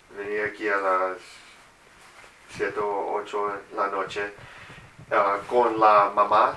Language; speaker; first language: Spanish; non-native, learner; English